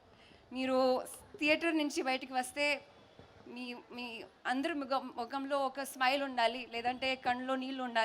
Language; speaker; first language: Telugu; non-native, local second language; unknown